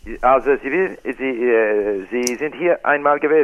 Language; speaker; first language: German; non-native, learner; English